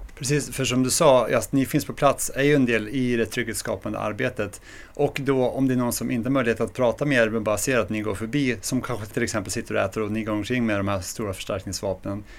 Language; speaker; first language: Swedish; native; Swedish